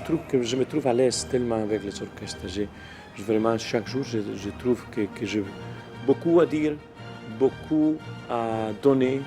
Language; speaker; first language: French; non-native, fluent; Spanish